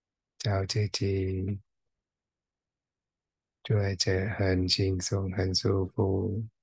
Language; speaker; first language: Chinese; non-native, fluent; Thai